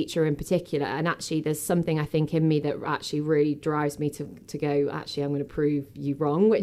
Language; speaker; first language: English; native; English